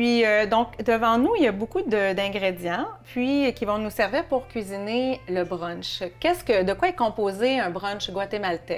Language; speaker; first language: French; native; French